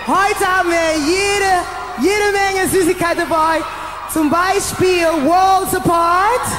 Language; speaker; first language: German; non-native, learner; English